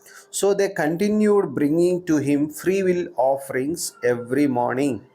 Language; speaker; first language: English; non-native, local second language; Telugu